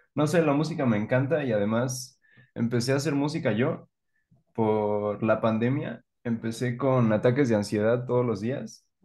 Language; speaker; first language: Spanish; native; Spanish